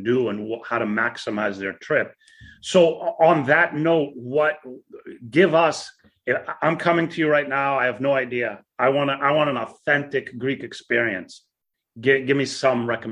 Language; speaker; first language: English; native; English